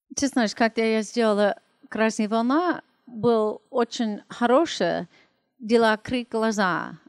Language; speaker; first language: Russian; non-native, fluent; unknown